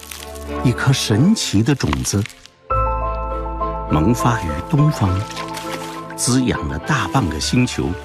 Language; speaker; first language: Chinese; native; Chinese